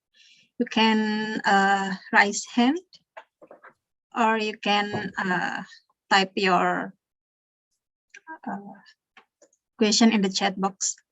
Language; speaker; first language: English; non-native, learner; Indonesian